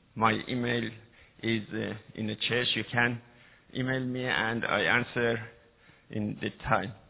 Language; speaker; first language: English; non-native, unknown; Persian